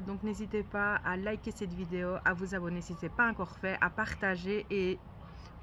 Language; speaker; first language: French; native; French